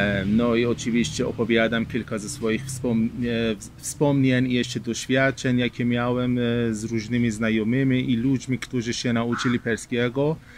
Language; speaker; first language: Polish; non-native, fluent; Persian